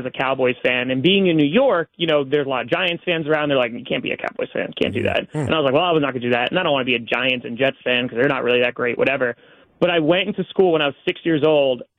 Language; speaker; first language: English; native; English